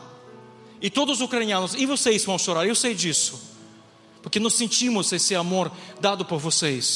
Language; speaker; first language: Portuguese; non-native, fluent; Ukrainian